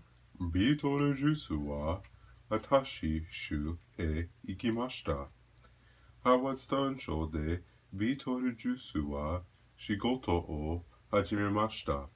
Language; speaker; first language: Japanese; non-native, learner; English